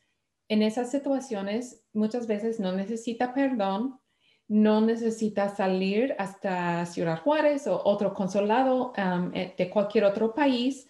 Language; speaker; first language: Spanish; non-native, fluent; English